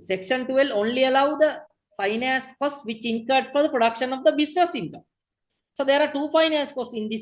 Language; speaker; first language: English; non-native, local second language; Sinhala